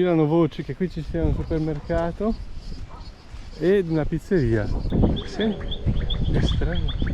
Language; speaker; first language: Italian; native; Italian